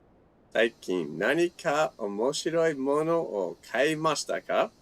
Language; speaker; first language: Japanese; non-native, fluent; English